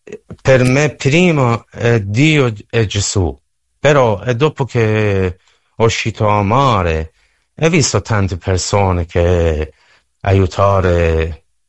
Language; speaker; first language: Italian; non-native, learner; Persian